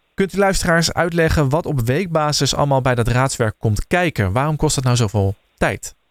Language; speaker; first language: Dutch; native; Dutch